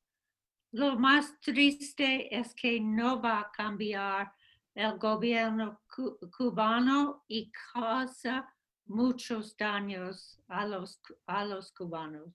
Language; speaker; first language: Spanish; non-native, fluent; English